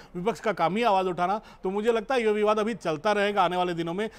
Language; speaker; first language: Hindi; native; Hindi